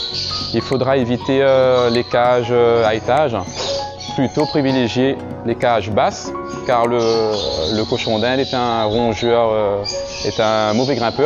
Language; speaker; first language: French; native; French